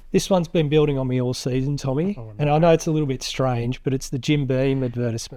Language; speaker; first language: English; native; English